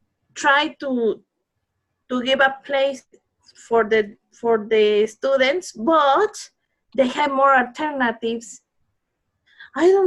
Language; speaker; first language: English; non-native, learner; Spanish